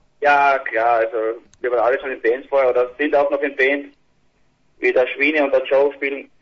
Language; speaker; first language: German; native; German